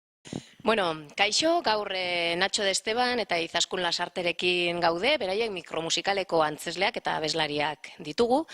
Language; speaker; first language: Basque; native; Basque